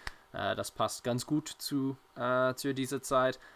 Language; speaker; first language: German; non-native, fluent; English